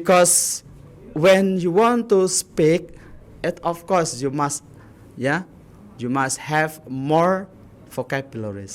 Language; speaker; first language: English; non-native, learner; Indonesian